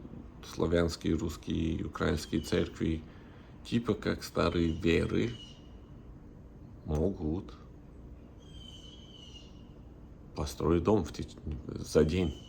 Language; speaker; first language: Russian; early bilingual, heritage; Russian